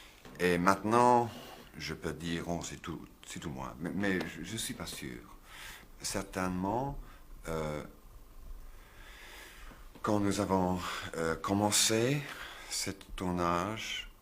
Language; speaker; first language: French; non-native, learner; English